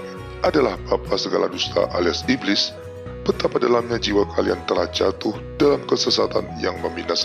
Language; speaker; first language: Indonesian; native; Indonesian